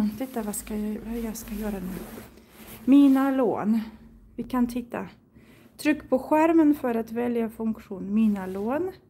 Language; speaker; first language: Swedish; non-native, fluent; Russian